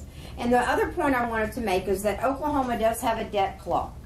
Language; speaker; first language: English; native; English